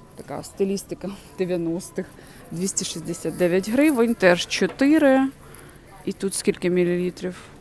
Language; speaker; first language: Ukrainian; non-native, local second language; Russian